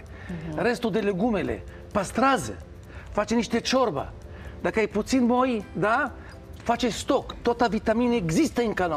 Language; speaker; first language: Romanian; non-native, learner; Hebrew